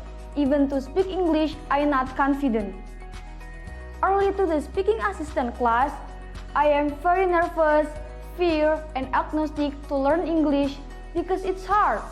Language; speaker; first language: English; non-native, learner; Indonesian